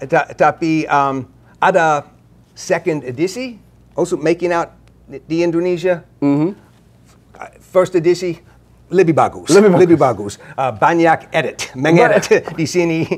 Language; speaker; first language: Indonesian; non-native, learner; English